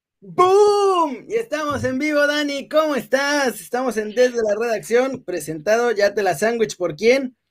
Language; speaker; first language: Spanish; native; Spanish